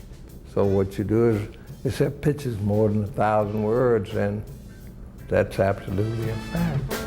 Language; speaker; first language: English; native; English